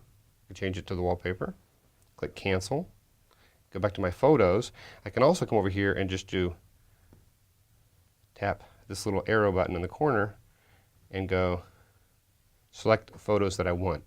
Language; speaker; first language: English; native; English